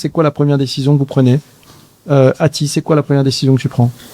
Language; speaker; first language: French; native; French